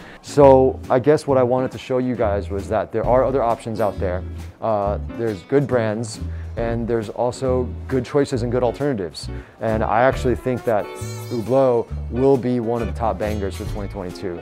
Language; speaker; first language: English; early bilingual, other home language; Chinese